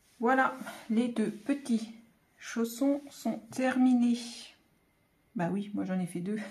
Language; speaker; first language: French; native; French